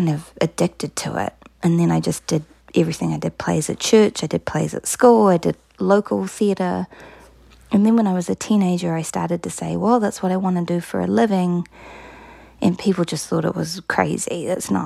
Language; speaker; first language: English; native; English